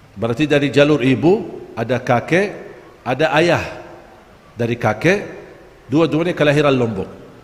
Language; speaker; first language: Malay; non-native, fluent; Arabic